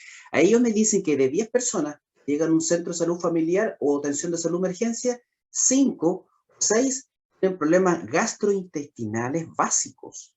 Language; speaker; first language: Spanish; native; Spanish